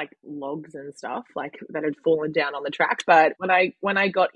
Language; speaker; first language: English; native; English